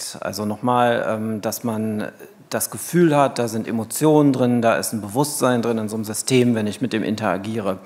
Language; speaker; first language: German; native; German